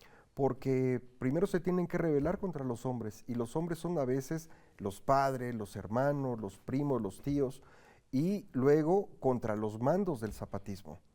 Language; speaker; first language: Spanish; native; Spanish